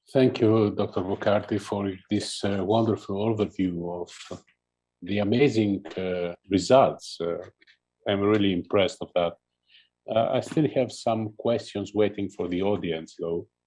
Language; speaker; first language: English; non-native, fluent; Greek